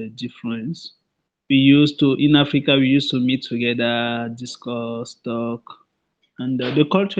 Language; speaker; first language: English; non-native, local second language; French